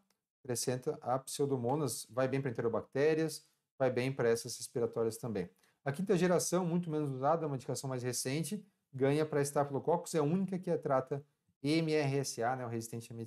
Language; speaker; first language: Portuguese; native; Portuguese